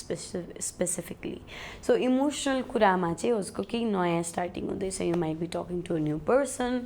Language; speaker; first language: Nepali; native; Nepali